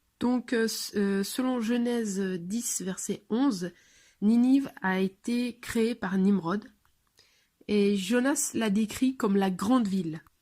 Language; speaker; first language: French; non-native, fluent; English